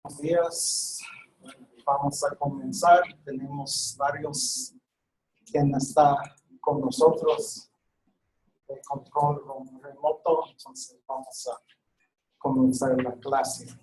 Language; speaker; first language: Spanish; non-native, fluent; English